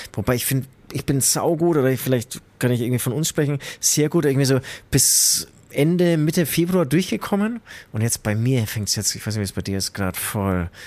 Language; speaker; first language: German; native; German